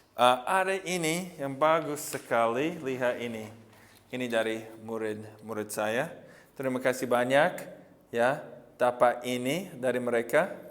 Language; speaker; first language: Indonesian; non-native, fluent; English